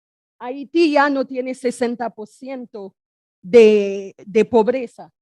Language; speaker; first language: Spanish; non-native, fluent; Haitian Creole